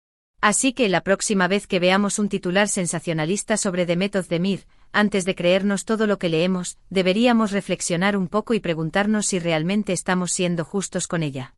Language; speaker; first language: Spanish; native; Spanish